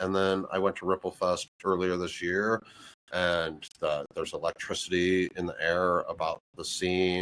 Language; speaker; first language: English; native; English